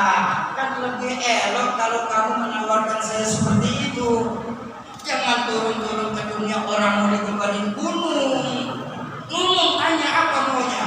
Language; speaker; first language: Indonesian; native; Indonesian